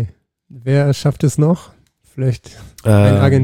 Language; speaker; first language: German; native; German